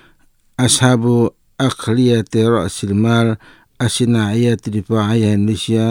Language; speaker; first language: Arabic; non-native, fluent; Indonesian